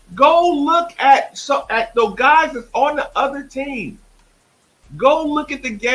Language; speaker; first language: English; native; English